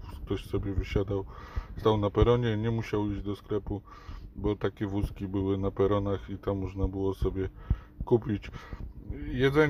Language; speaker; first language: Polish; native; Polish